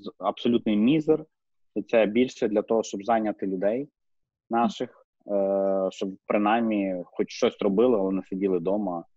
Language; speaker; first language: Ukrainian; native; Ukrainian